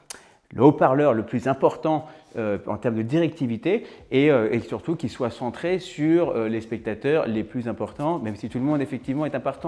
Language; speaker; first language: French; native; French